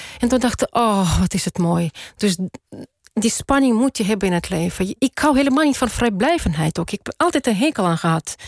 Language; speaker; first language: Dutch; non-native, fluent; Russian